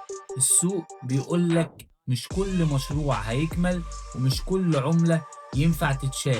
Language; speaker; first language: Arabic; native; Arabic